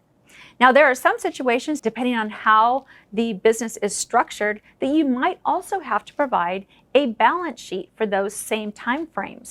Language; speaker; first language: English; native; English